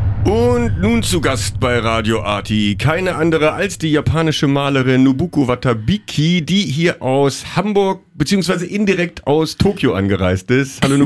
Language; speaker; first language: German; native; German